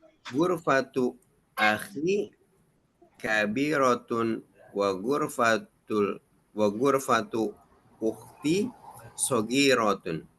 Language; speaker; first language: Arabic; non-native, learner; Indonesian